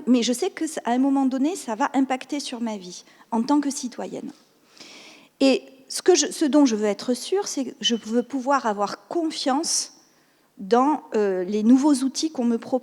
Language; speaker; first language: French; native; French